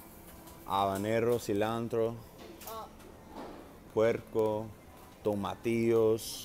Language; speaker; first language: Spanish; non-native, learner; English